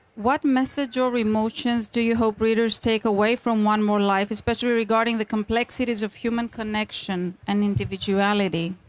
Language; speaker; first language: English; non-native, fluent; Greek